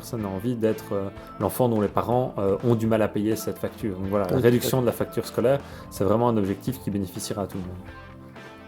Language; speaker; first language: French; native; French